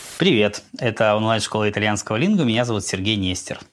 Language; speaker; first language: Russian; native; Russian